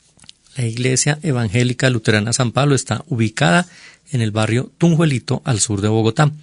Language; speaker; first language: Spanish; native; Spanish